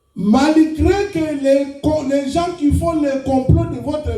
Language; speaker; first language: French; non-native, local second language; Lingala